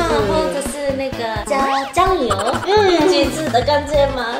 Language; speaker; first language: Chinese; non-native, learner; Japanese